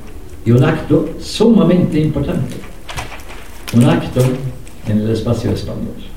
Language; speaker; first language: Spanish; non-native, fluent; Norwegian